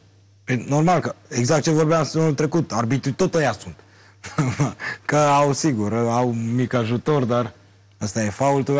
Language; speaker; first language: Romanian; native; Romanian